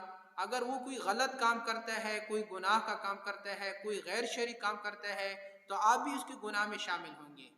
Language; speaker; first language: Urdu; non-native, local second language; Pashto